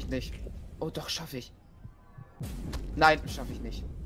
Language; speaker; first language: German; native; German